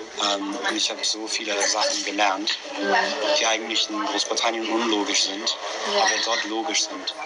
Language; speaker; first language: German; non-native, fluent; English